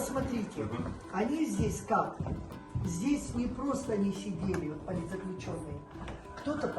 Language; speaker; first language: Russian; native; Russian